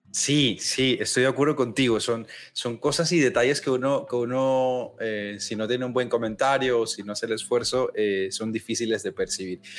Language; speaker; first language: Spanish; native; Spanish